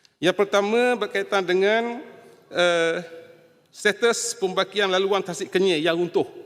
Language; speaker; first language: Malay; native; Malay